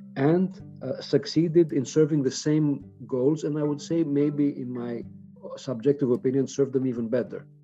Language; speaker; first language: English; non-native, fluent; Greek